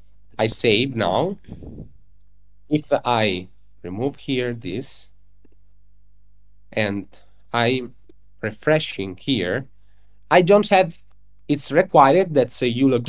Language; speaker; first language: English; non-native, learner; Italian